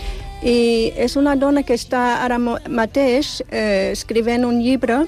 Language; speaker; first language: Catalan; non-native, fluent; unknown